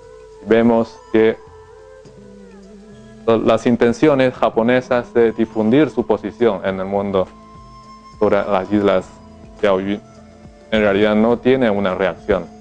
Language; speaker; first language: Spanish; non-native, fluent; Chinese